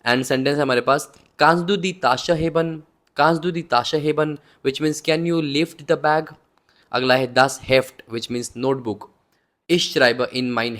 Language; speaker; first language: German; non-native, learner; Hindi